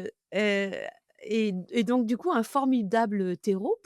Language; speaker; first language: French; native; French